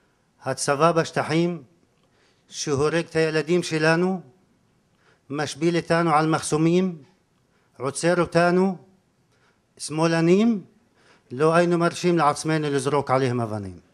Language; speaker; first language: Hebrew; non-native, local second language; Arabic